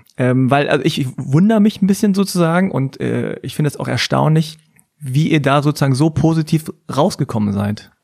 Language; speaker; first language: German; native; German